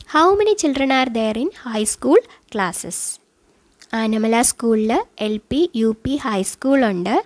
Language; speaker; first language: English; non-native, local second language; Malayalam